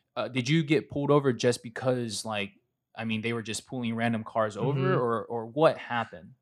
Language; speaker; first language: English; native; English